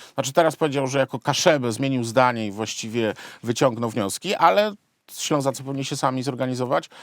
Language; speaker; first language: Polish; native; Polish